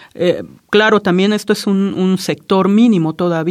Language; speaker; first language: Spanish; non-native, local second language; Zapotec